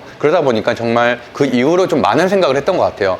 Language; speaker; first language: Korean; native; Korean